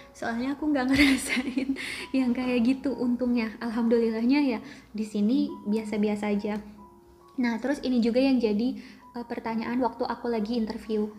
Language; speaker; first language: Indonesian; native; Indonesian